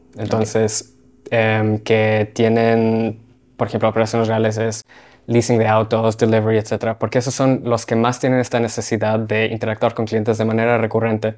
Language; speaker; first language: Spanish; early bilingual, heritage; Spanish